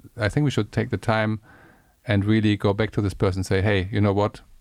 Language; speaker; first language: English; non-native, fluent; German